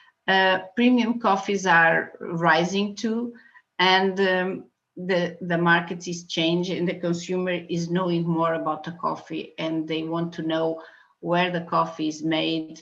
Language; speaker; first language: English; non-native, fluent; Portuguese